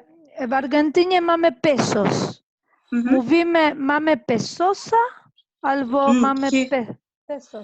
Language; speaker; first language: Polish; non-native, fluent; Spanish